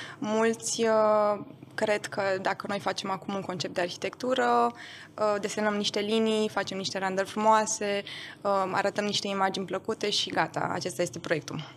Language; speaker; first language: Romanian; non-native, local second language; German